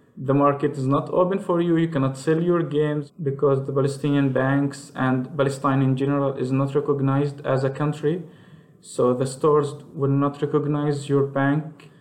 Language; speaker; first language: English; non-native, fluent; Arabic